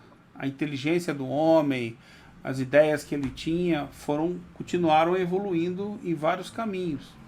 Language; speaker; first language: Portuguese; native; Portuguese